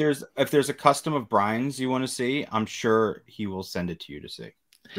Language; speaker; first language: English; native; English